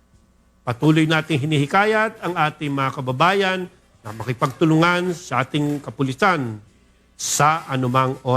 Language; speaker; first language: Filipino; native; Filipino